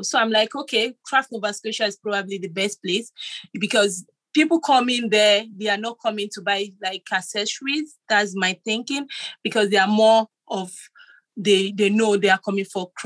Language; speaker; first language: English; non-native, local second language; Yoruba